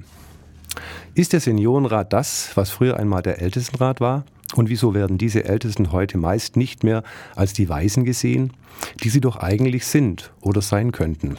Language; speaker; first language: German; native; German